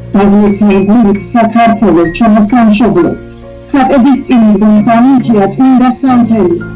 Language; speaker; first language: Georgian; native; Georgian